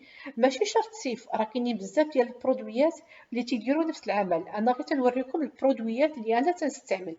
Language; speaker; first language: Arabic; native; Arabic